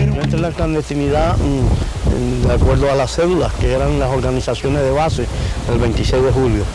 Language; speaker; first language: Spanish; native; Spanish